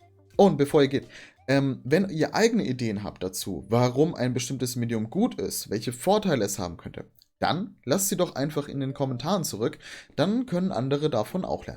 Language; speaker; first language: German; native; German